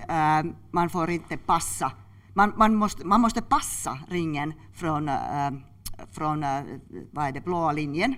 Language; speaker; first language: Swedish; non-native, local second language; Finnish